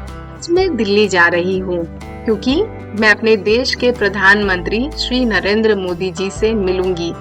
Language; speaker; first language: Hindi; native; Hindi